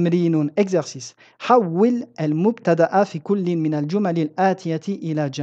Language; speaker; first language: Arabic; non-native, fluent; French